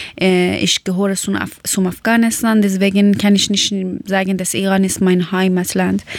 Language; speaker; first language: German; non-native, learner; Persian